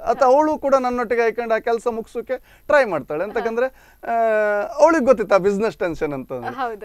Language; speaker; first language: Kannada; non-native, local second language; Konkani